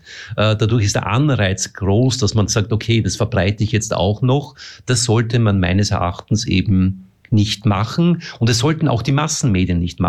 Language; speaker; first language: German; native; German